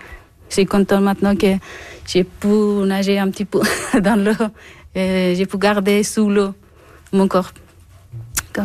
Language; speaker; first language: French; non-native, learner; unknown